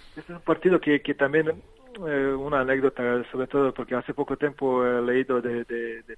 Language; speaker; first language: Spanish; non-native, fluent; Serbian